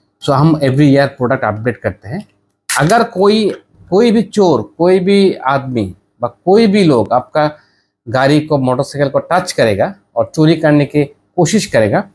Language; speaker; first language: Hindi; non-native, learner; Bangla